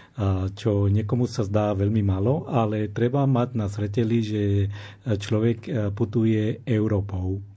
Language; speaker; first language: Slovak; non-native, fluent; Spanish